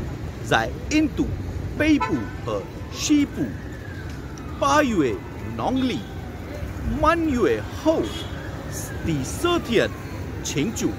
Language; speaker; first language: Chinese; non-native, learner; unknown